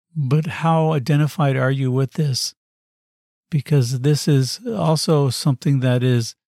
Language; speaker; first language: English; native; English